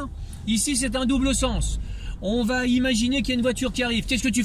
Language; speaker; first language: French; native; French